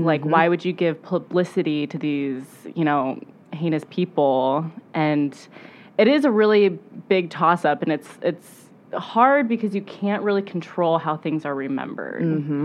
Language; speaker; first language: English; native; English